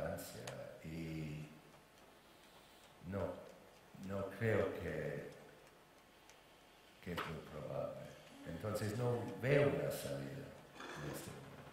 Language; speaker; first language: Spanish; non-native, fluent; English